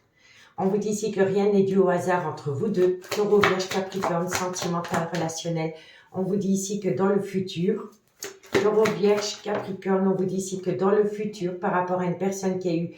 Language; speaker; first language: French; native; French